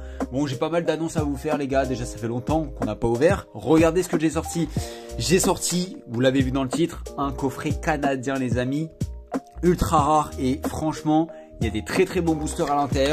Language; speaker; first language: French; native; French